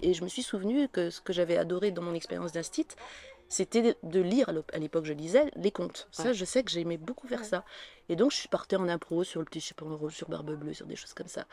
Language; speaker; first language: French; native; French